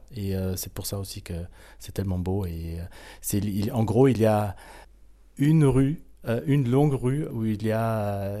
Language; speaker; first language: French; non-native, fluent; German